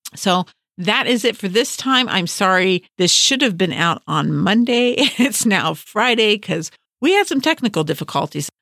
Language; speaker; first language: English; native; English